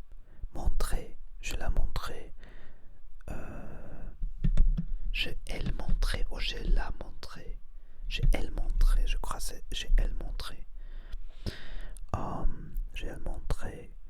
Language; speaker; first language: French; non-native, learner; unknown